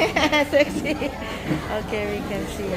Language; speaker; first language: English; non-native, learner; Thai